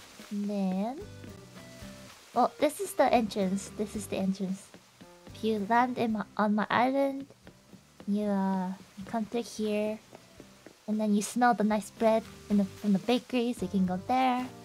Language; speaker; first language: English; early bilingual, other home language; Japanese